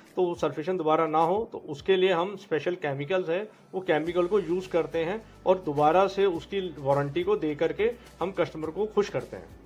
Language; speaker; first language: Hindi; native; Hindi